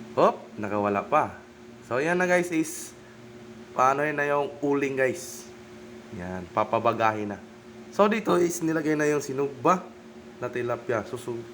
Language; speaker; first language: Filipino; non-native, local second language; Bikol